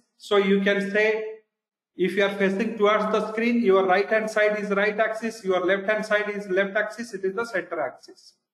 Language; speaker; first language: English; non-native, local second language; Odia